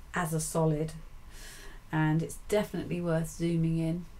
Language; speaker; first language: English; native; English